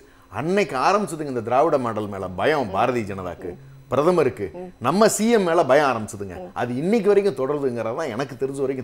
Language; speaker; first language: Tamil; native; Tamil